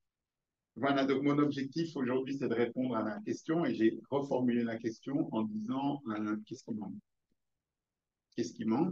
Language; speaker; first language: French; native; French